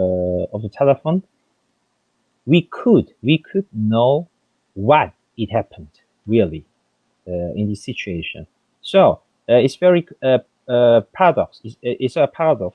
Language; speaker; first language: English; non-native, fluent; French